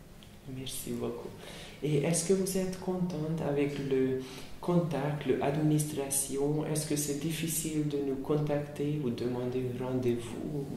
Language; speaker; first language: French; non-native, fluent; Hungarian